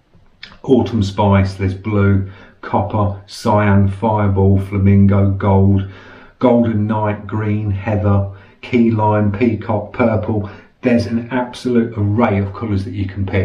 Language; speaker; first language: English; native; English